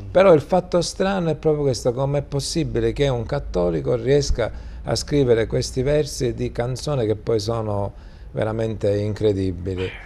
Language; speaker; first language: Italian; native; Italian